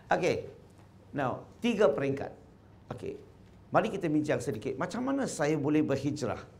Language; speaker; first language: Malay; non-native, local second language; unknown